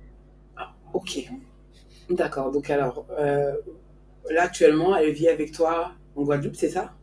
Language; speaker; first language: French; native; French